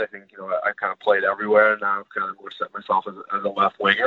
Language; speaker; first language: English; native; English